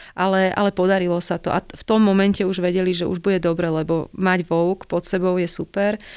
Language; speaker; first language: Slovak; native; Slovak